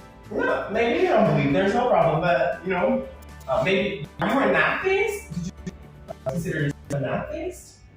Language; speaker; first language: English; non-native, fluent; Portuguese